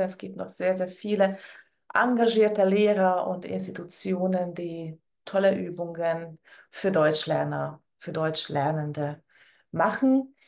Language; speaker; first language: German; non-native, fluent; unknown